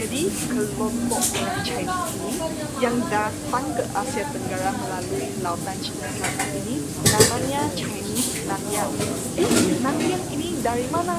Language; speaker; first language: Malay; non-native, local second language; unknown